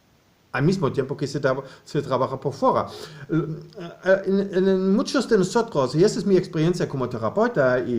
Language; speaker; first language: Spanish; non-native, fluent; German